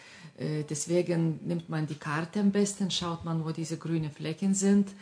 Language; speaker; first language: German; non-native, fluent; Lithuanian